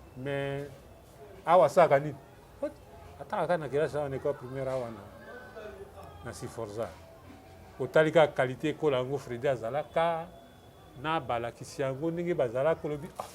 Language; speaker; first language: Lingala; native; Lingala